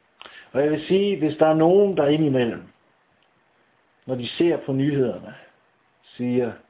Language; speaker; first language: Danish; native; Danish